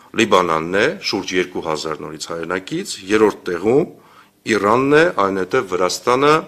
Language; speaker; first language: Armenian; native; Armenian